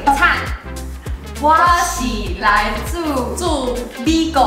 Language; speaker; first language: Chinese; native; Chinese